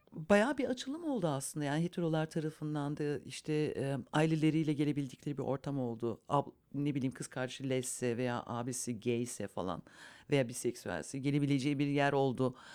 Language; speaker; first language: Turkish; early bilingual, heritage; Turkish